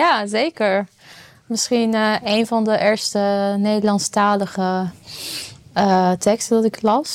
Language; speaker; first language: Dutch; non-native, fluent; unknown